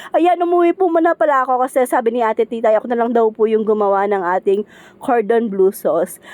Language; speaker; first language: Filipino; non-native, local second language; Pampanga